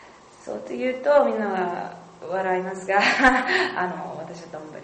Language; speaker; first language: Japanese; non-native, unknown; English